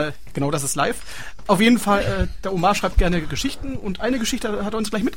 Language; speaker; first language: German; native; German